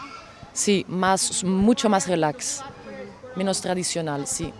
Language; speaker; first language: Spanish; non-native, fluent; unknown